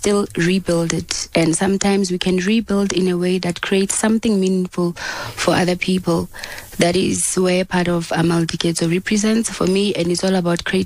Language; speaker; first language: English; non-native, local second language; Southern Sotho